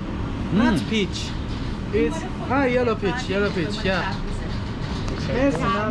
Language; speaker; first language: English; non-native, fluent; Persian